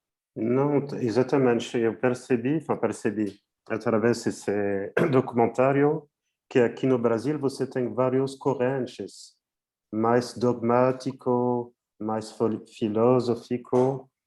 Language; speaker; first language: Portuguese; non-native, fluent; French